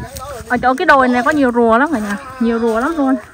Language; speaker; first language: Vietnamese; native; Vietnamese